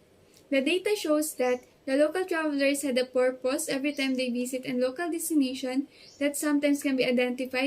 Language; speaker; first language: English; non-native, local second language; Filipino